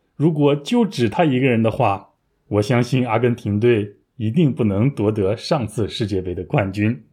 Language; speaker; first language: Chinese; native; Chinese